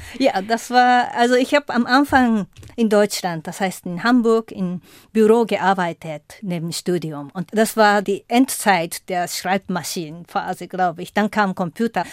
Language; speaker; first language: German; non-native, fluent; Japanese